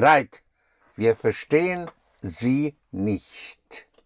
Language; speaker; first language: German; non-native, fluent; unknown